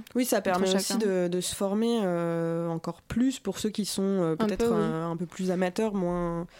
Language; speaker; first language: French; non-native, fluent; Russian